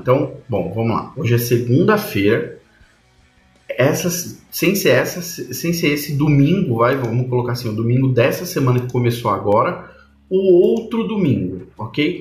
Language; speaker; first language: Portuguese; native; Portuguese